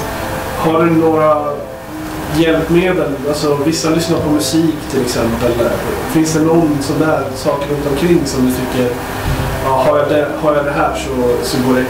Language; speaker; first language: Swedish; native; Swedish